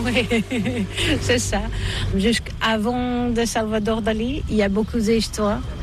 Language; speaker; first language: French; non-native, learner; Catalan